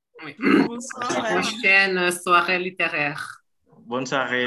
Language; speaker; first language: French; non-native, fluent; Indonesian